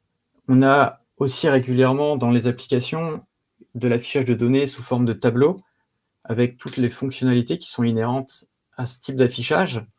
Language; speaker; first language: French; native; French